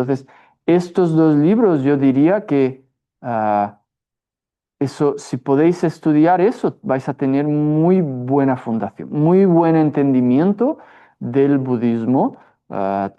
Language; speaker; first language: Spanish; non-native, fluent; Portuguese